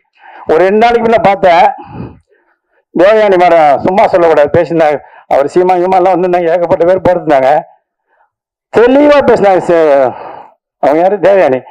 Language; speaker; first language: Tamil; native; Tamil